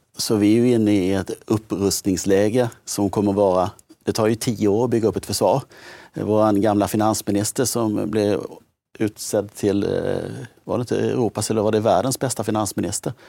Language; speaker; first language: Swedish; native; Swedish